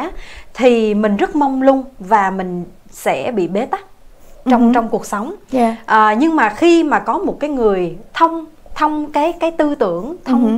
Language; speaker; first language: Vietnamese; native; Vietnamese